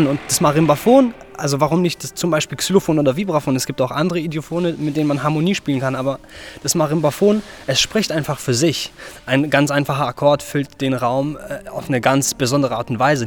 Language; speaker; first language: German; native; German